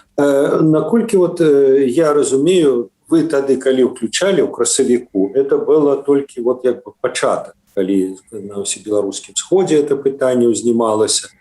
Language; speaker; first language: Belarusian; non-native, local second language; Russian